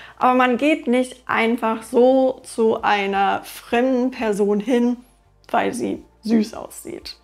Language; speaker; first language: German; non-native, fluent; English